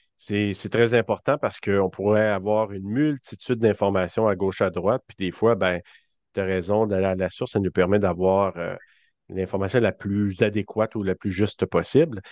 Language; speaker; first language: French; native; French